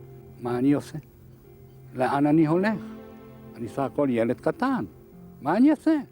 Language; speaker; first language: Hebrew; non-native, fluent; Hungarian